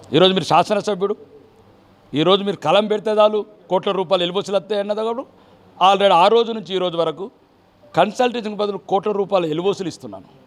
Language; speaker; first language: Telugu; native; Telugu